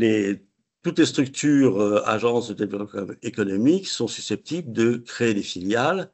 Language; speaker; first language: French; native; French